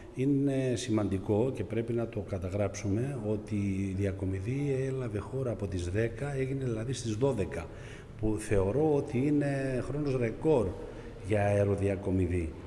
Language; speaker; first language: Greek; native; Greek